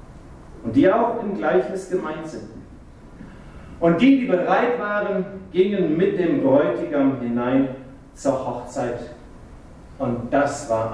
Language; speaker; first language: German; native; German